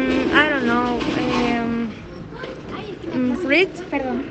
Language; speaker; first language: English; non-native, learner; Spanish